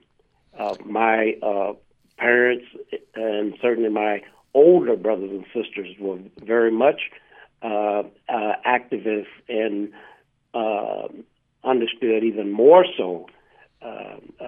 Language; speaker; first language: English; native; English